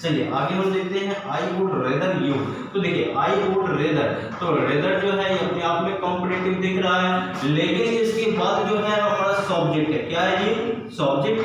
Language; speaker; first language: Hindi; native; Hindi